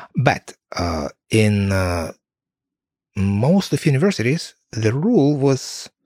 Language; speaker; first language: English; non-native, fluent; Ukrainian